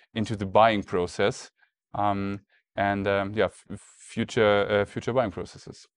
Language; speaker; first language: English; non-native, fluent; German